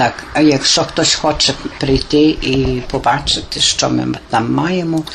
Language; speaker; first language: Ukrainian; early bilingual, heritage; Ukrainian